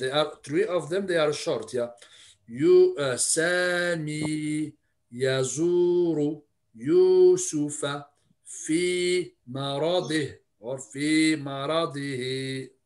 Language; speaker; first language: English; non-native, fluent; Arabic